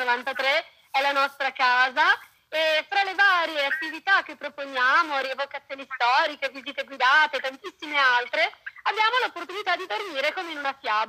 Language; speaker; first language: Italian; native; Italian